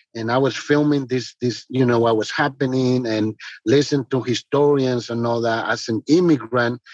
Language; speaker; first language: English; non-native, fluent; Spanish